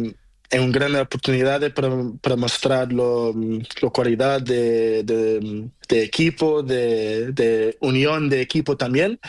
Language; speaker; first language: Spanish; non-native, learner; Portuguese